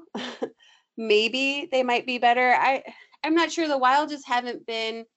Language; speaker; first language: English; native; English